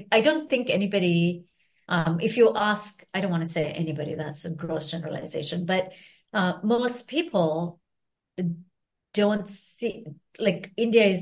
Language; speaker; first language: English; non-native, local second language; Sinhala